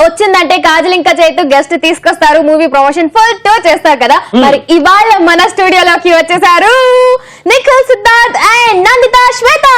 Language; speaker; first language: Telugu; native; Telugu